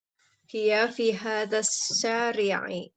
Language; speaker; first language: Arabic; non-native, learner; Indonesian